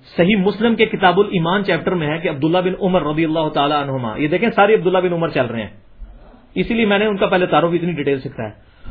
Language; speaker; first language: Urdu; non-native, local second language; Punjabi